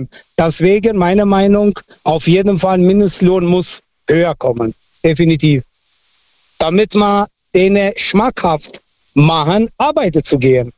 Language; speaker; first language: German; non-native, fluent; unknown